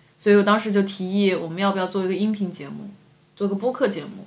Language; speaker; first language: Chinese; native; Chinese